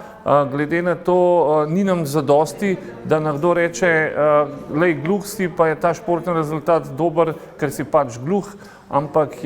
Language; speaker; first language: Slovenian; native; Slovenian